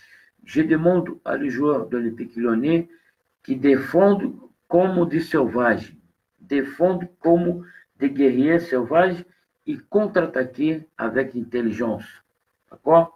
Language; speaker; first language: French; non-native, fluent; Portuguese